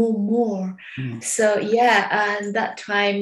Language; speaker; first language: English; non-native, learner; Japanese